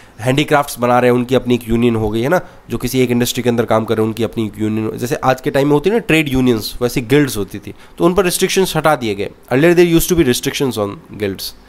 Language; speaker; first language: Hindi; native; Hindi